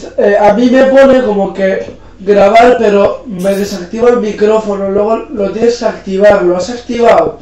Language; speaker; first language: Spanish; native; Spanish